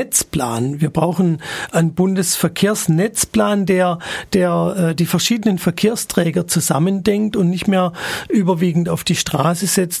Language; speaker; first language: German; native; German